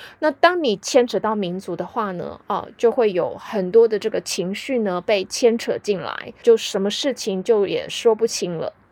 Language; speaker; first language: Chinese; native; Chinese